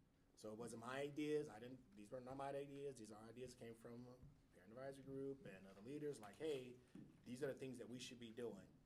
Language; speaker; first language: English; native; English